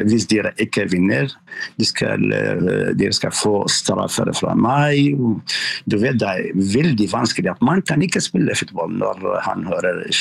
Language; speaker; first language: Norwegian; non-native, learner; Arabic